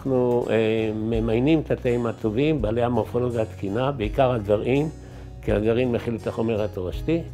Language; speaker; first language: Hebrew; native; Hebrew